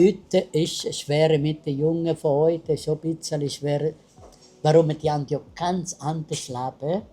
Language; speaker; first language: German; non-native, learner; Italian